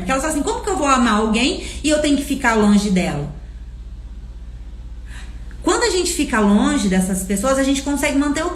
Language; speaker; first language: Portuguese; native; Portuguese